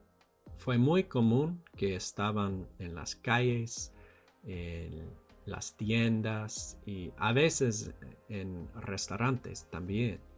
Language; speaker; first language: Spanish; non-native, learner; English